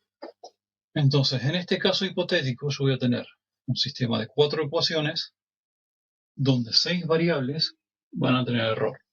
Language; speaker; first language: Spanish; native; Spanish